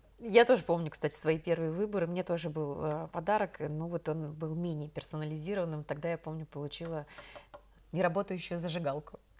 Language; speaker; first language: Russian; native; Russian